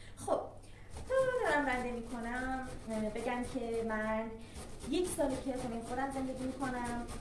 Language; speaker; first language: Persian; non-native, local second language; Azerbaijani